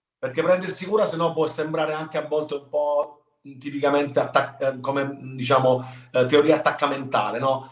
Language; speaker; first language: Italian; native; Italian